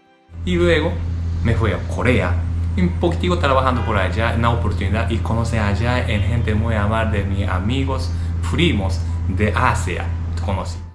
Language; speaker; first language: Spanish; non-native, learner; Japanese